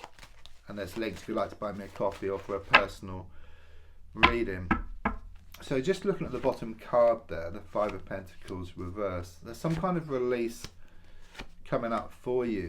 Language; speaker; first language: English; native; English